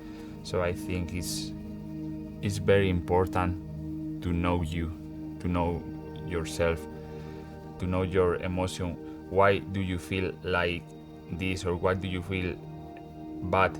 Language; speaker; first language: English; non-native, fluent; Spanish